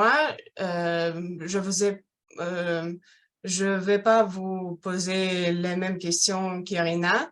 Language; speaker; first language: French; non-native, fluent; Russian